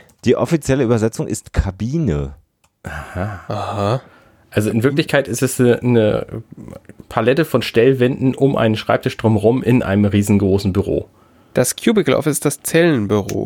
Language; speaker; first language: German; native; German